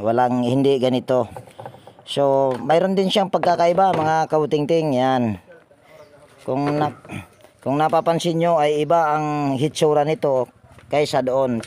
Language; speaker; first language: Filipino; native; Filipino